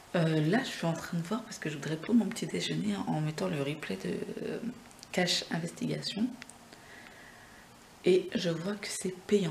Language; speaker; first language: French; native; French